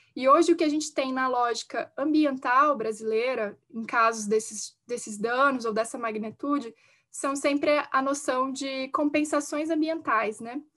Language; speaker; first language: Portuguese; native; Portuguese